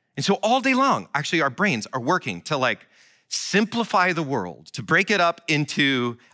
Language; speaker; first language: English; native; English